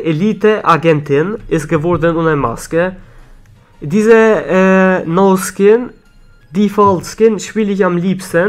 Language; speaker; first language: German; non-native, learner; Albanian